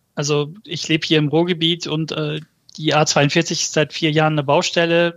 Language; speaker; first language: German; early bilingual, other home language; Turkish